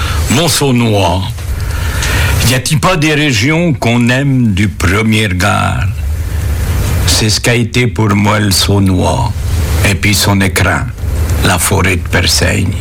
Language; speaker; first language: French; native; French